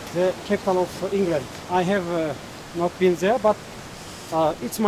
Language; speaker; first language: English; non-native, learner; Tajik